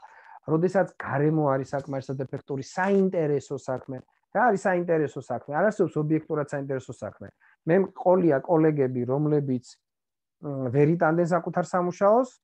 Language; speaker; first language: Georgian; native; Georgian